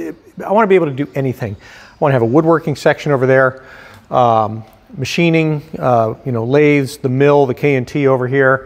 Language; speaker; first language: English; native; English